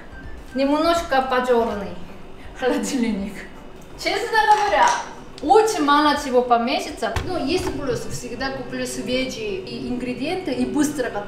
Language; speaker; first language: Russian; non-native, fluent; Korean